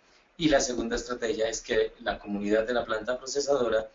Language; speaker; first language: Spanish; native; Spanish